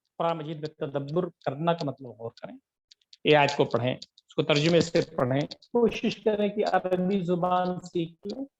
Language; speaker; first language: Urdu; native; Urdu